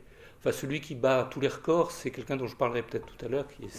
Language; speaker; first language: French; native; French